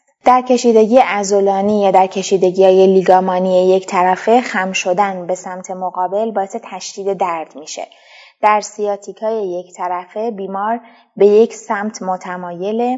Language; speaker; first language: Persian; native; Persian